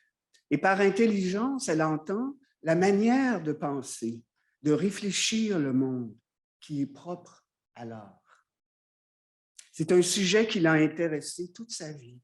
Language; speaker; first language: French; native; French